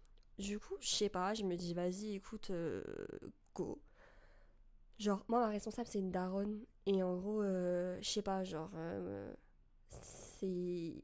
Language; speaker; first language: French; native; French